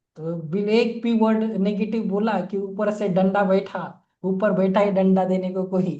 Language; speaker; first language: Hindi; non-native, local second language; Marathi